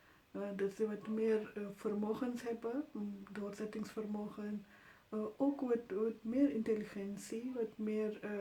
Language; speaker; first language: Dutch; non-native, fluent; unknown